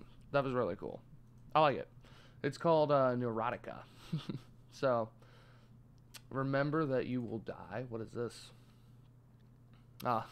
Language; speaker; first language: English; native; English